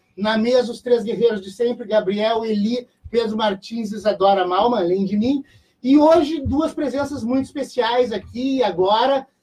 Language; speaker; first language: Portuguese; native; Portuguese